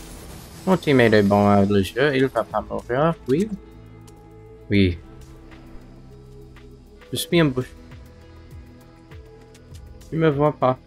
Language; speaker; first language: French; non-native, local second language; English